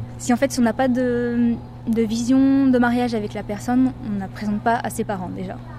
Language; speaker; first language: French; native; French